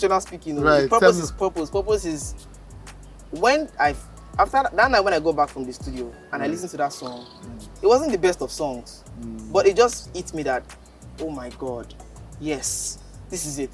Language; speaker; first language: English; non-native, local second language; Yoruba